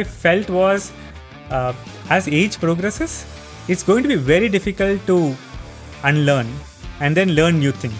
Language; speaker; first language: English; non-native, local second language; Tamil